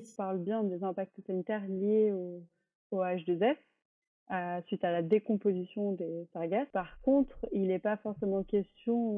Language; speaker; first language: French; native; French